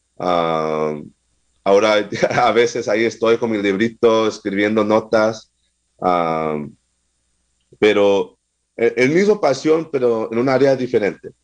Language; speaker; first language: Spanish; non-native, fluent; English